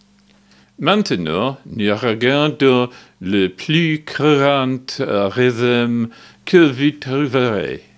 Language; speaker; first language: French; non-native, learner; English